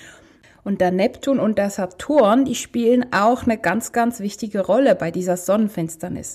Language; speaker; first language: German; native; German